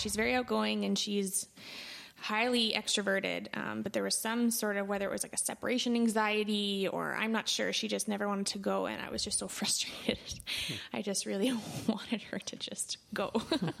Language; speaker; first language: English; native; English